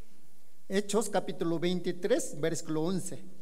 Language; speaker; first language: Spanish; non-native, learner; Korean